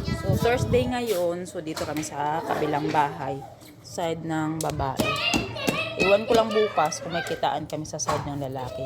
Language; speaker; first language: Filipino; non-native, local second language; Cebuano